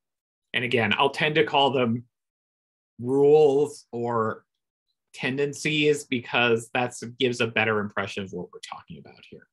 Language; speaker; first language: English; native; English